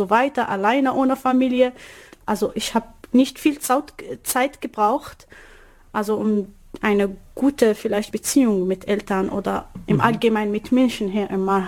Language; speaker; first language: German; non-native, learner; Arabic